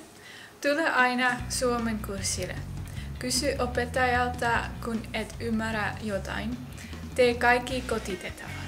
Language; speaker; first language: Finnish; non-native, learner; Nepali